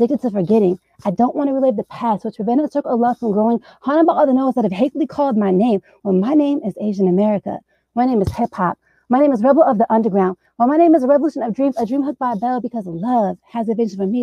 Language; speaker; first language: English; native; English